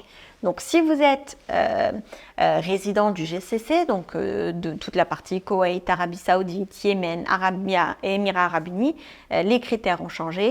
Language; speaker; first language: French; native; French